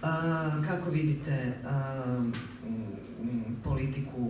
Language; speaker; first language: Croatian; native; Croatian